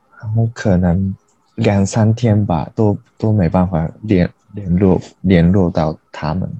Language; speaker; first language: Chinese; non-native, learner; Japanese